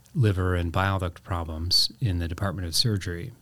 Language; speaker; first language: English; native; English